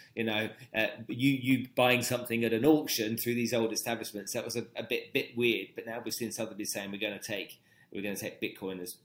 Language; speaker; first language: English; native; English